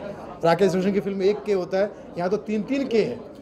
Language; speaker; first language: Hindi; native; Hindi